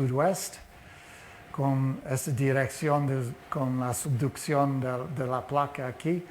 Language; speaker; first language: Portuguese; non-native, learner; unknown